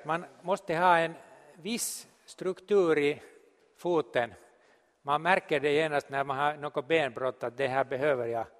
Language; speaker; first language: Swedish; non-native, local second language; Finnish